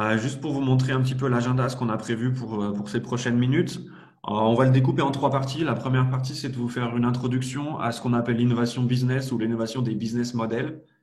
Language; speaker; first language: French; native; French